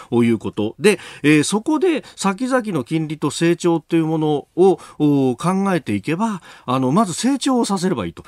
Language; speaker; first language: Japanese; native; Japanese